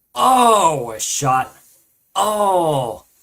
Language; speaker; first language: English; native; English